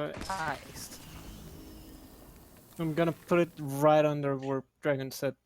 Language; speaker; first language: English; native; English